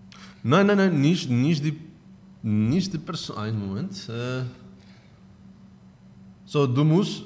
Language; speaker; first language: German; non-native, learner; Spanish